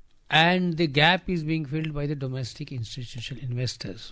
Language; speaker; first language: English; non-native, local second language; Hindi